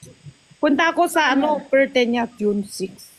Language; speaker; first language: Filipino; non-native, learner; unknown